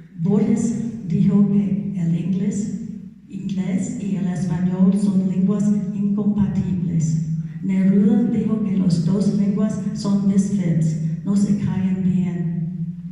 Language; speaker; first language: Spanish; non-native, learner; English